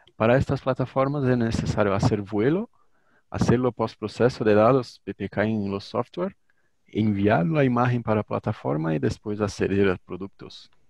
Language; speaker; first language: Spanish; non-native, learner; Portuguese